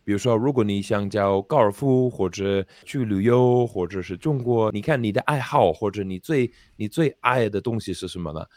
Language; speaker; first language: Chinese; non-native, fluent; English